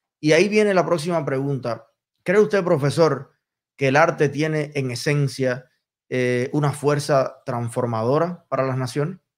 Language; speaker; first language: Spanish; native; Spanish